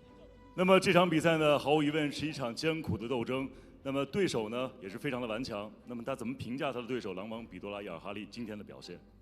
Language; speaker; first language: Chinese; native; Chinese